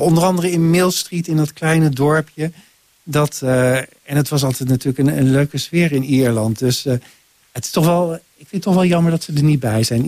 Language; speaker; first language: Dutch; native; Dutch